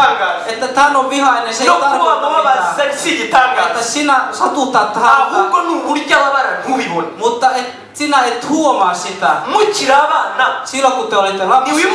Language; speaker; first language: Finnish; non-native, fluent; Kinyarwanda